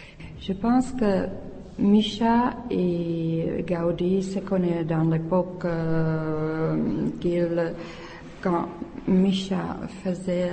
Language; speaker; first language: French; non-native, learner; Czech